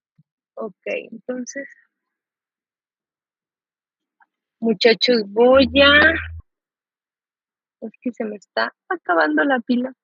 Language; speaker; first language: Spanish; native; Spanish